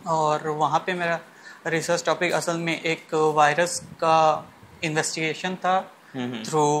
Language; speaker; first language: Hindi; native; Hindi